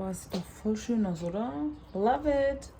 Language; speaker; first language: German; early bilingual, other home language; Turkish